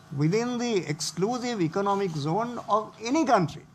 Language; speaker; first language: English; non-native, local second language; Sinhala